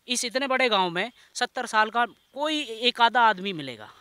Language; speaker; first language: Hindi; native; Hindi